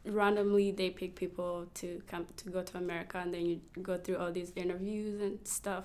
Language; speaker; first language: English; non-native, local second language; Kinyarwanda